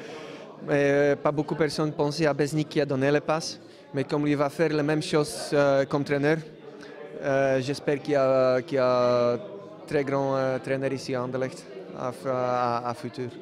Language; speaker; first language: French; non-native, learner; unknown